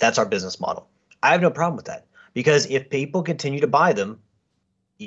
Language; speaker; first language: English; native; English